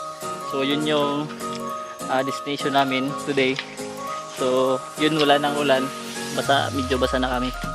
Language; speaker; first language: Filipino; non-native, local second language; Cebuano